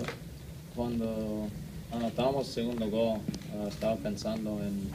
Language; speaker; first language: Spanish; non-native, learner; English